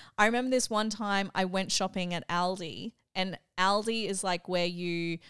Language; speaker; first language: English; early bilingual, other home language; Filipino